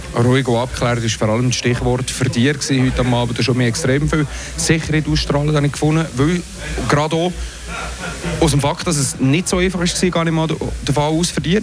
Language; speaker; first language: German; native; German